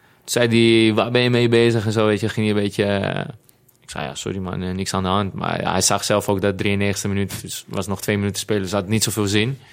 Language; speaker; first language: Dutch; non-native, fluent; Greek